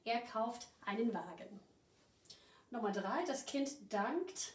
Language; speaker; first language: German; non-native, fluent; English